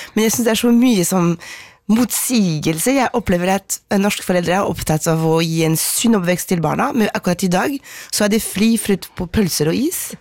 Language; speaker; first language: Norwegian; non-native, fluent; French